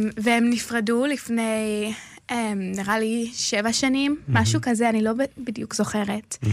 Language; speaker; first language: Hebrew; early bilingual, heritage; English